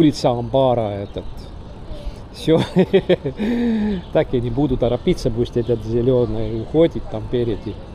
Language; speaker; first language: Russian; non-native, learner; Estonian